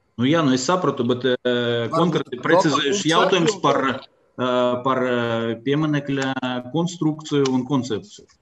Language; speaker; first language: Latvian; non-native, local second language; Russian